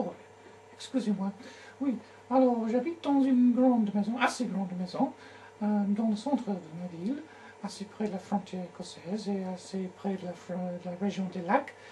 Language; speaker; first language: French; non-native, learner; English